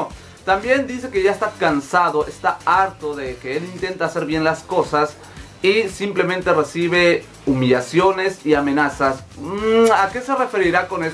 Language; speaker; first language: Spanish; native; Spanish